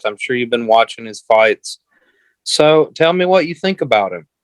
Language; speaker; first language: English; native; English